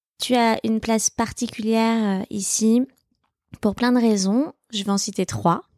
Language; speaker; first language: French; native; French